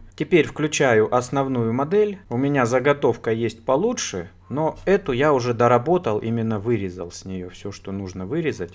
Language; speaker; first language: Russian; native; Russian